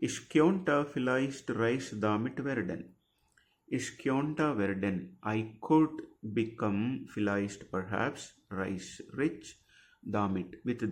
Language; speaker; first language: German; non-native, fluent; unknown